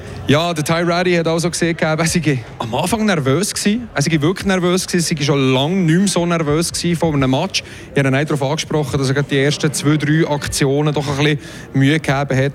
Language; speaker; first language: German; native; German